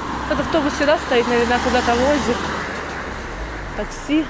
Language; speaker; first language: Russian; native; Russian